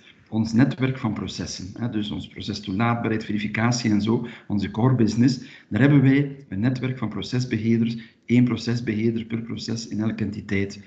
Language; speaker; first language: Dutch; native; Dutch